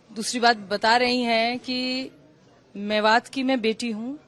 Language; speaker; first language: Hindi; native; Hindi